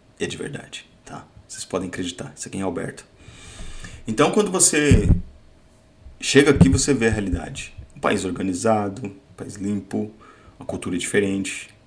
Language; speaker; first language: Portuguese; native; Portuguese